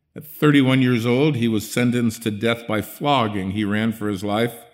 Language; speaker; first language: English; early bilingual, other home language; Dutch